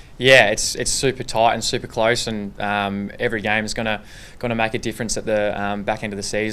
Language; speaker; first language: English; native; English